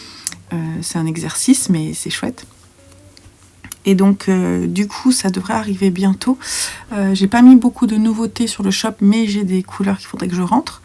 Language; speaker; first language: French; native; French